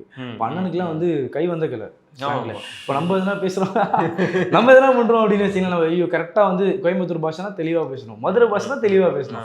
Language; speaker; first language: Tamil; native; Tamil